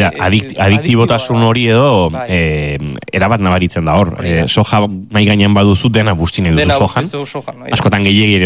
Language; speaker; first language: Basque; native; Basque